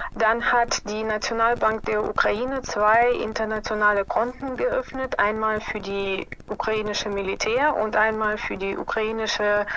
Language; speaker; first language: German; non-native, fluent; Ukrainian